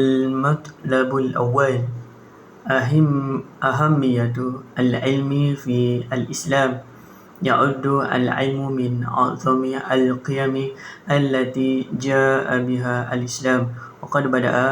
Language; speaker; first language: Arabic; non-native, learner; Malay